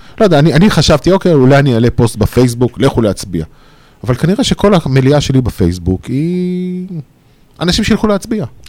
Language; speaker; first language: Hebrew; native; Hebrew